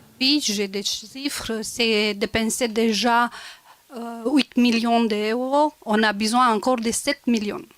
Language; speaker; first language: French; non-native, local second language; Romanian